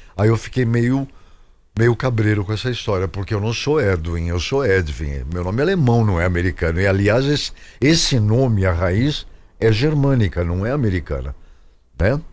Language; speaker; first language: Portuguese; native; Portuguese